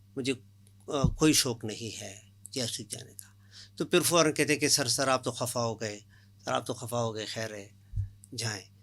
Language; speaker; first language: Urdu; non-native, local second language; Pashto